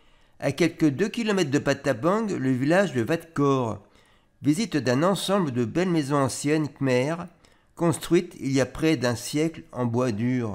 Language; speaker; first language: French; native; French